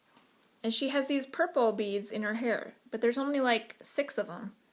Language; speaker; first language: English; native; English